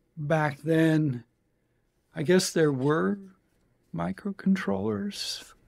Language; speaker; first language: English; native; English